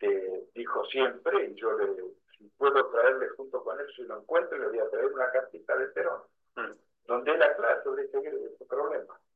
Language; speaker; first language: Spanish; native; Spanish